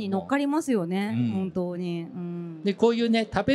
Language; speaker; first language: Japanese; native; Japanese